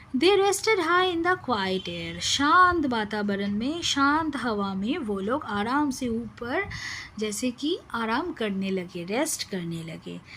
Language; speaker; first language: Hindi; non-native, local second language; Bangla